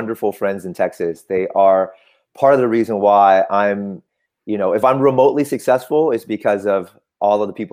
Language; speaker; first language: English; early bilingual, other home language; Cantonese